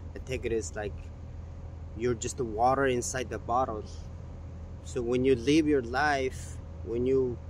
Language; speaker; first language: English; non-native, fluent; Mongolian